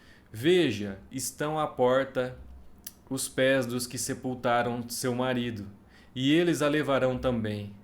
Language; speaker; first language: Portuguese; native; Portuguese